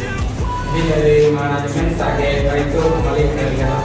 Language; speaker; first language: Indonesian; native; Indonesian